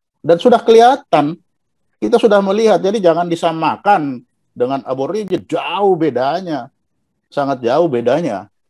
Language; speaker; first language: Indonesian; non-native, local second language; Dutch